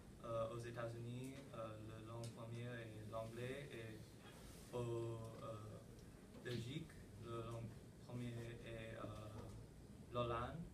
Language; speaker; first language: French; non-native, learner; English